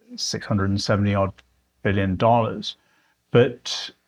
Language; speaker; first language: English; native; English